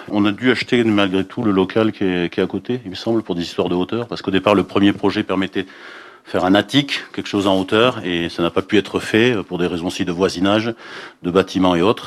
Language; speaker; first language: French; native; French